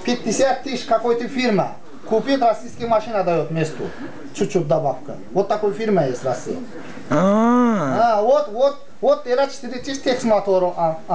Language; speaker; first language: Russian; non-native, learner; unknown